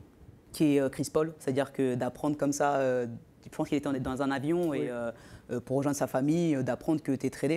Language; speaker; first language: French; native; French